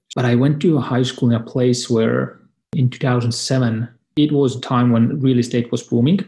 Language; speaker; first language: English; non-native, fluent; Estonian